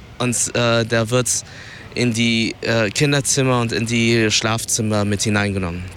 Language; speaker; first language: German; early bilingual, other home language; Vietnamese